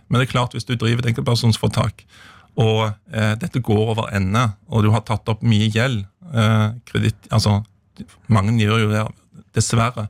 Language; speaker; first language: Norwegian; native; Norwegian